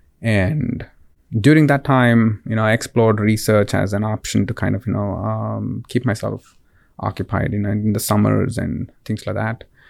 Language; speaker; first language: English; non-native, local second language; Kannada